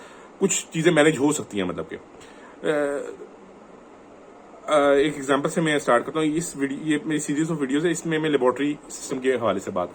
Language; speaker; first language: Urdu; non-native, local second language; Punjabi